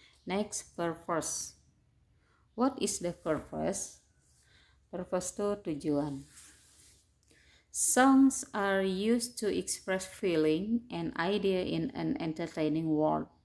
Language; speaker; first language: English; non-native, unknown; Indonesian